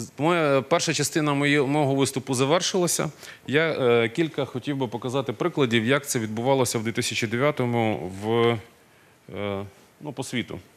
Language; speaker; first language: Ukrainian; non-native, local second language; Russian